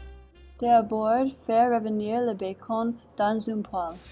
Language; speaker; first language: French; non-native, learner; English